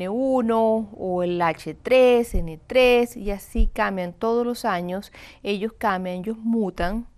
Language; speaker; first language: Spanish; native; Spanish